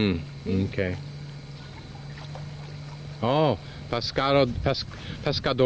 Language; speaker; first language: Spanish; non-native, learner; English